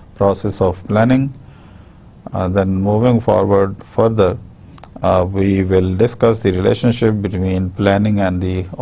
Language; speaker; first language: English; non-native, local second language; Urdu